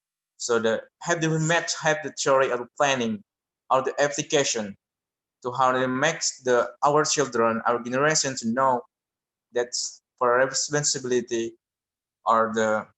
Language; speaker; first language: English; non-native, learner; Indonesian